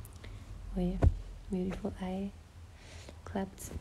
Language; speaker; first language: English; non-native, learner; French